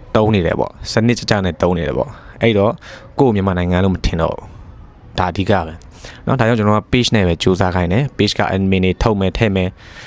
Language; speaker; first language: Burmese; non-native, local second language; Shan